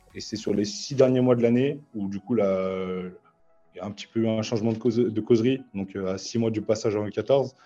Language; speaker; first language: French; native; French